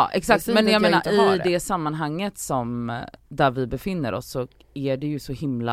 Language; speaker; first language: Swedish; native; Swedish